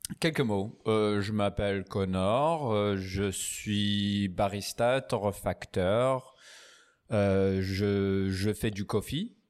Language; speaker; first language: French; non-native, fluent; English